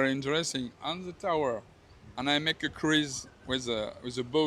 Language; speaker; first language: English; non-native, learner; French